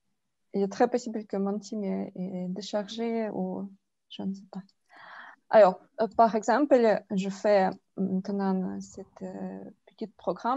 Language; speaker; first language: French; non-native, fluent; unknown